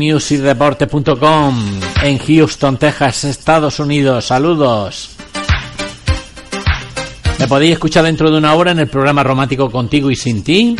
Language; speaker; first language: Spanish; native; Spanish